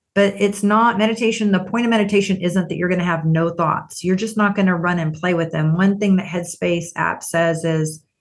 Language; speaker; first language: English; native; English